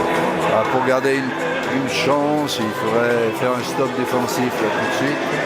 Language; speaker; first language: French; native; French